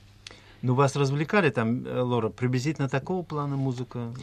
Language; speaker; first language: Russian; native; Russian